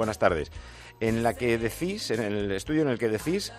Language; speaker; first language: Spanish; native; Spanish